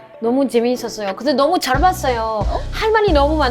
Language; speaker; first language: Korean; non-native, fluent; French